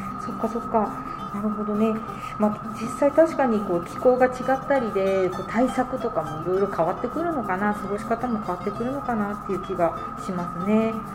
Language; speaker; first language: Japanese; native; Japanese